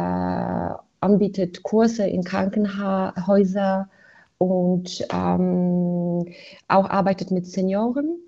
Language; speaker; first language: German; non-native, fluent; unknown